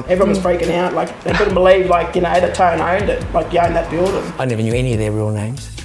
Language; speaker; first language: English; native; English